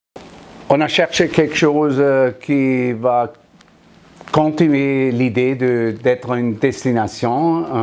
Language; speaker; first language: French; non-native, fluent; German